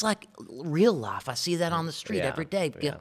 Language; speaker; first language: English; native; English